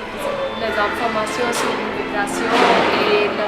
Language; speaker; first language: French; non-native, fluent; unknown